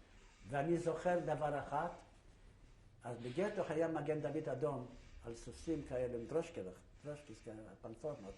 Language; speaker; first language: Hebrew; non-native, fluent; Yiddish